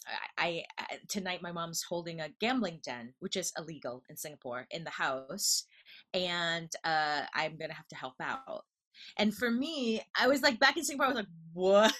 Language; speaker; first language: English; native; English